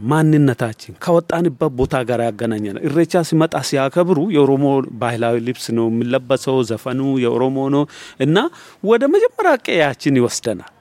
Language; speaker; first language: Amharic; non-native, local second language; Oromo